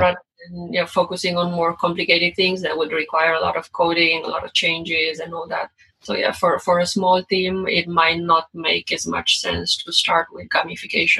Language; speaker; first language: English; non-native, fluent; Romanian